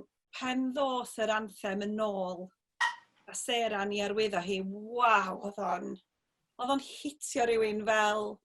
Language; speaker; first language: Welsh; native; Welsh